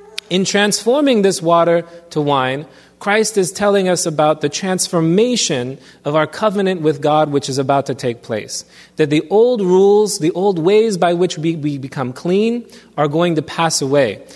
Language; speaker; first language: English; early bilingual, other home language; Armenian